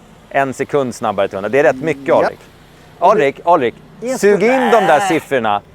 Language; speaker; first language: Swedish; native; Swedish